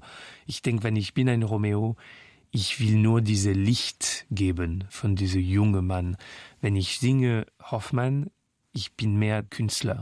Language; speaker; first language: German; non-native, fluent; French